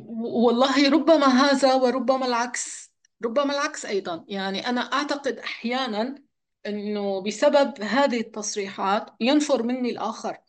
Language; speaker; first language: Arabic; non-native, local second language; Kurdish